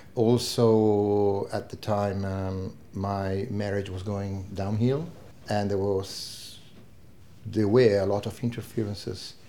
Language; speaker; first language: English; non-native, fluent; Italian